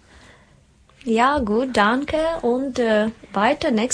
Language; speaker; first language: German; non-native, learner; Russian